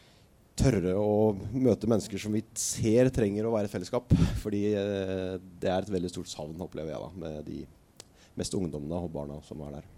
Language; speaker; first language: Norwegian; native; Norwegian